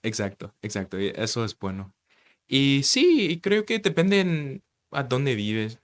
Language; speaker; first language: Spanish; non-native, fluent; English